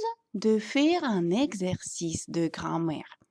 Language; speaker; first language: French; non-native, fluent; Russian